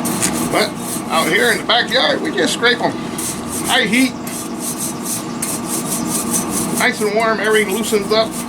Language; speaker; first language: English; native; English